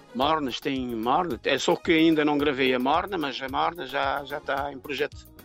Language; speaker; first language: Portuguese; non-native, local second language; Kabuverdianu